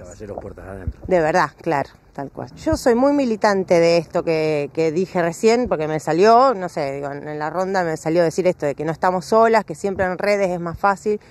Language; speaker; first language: Spanish; native; Spanish